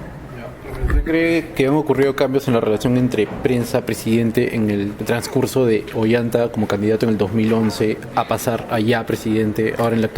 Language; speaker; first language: Spanish; native; Spanish